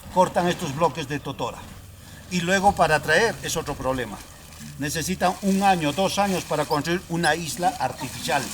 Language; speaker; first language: Spanish; native; Spanish